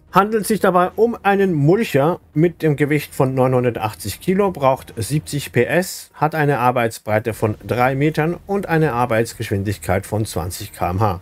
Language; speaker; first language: German; native; German